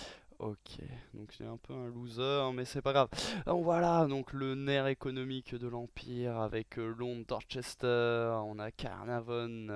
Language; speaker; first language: French; native; French